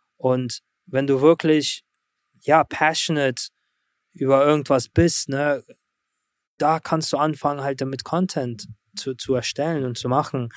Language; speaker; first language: German; early bilingual, other home language; Russian